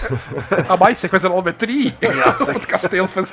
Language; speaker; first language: Dutch; native; Dutch